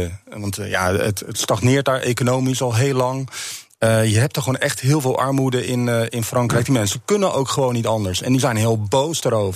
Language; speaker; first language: Dutch; native; Dutch